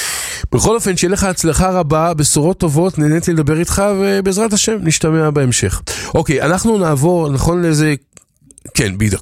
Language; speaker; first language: Hebrew; native; Hebrew